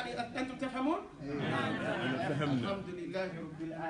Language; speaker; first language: Arabic; non-native, fluent; English